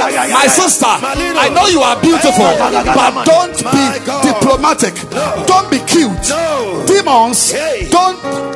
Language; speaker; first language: English; non-native, local second language; Akan